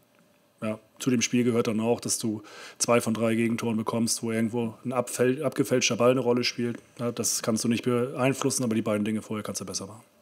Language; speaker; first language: German; native; German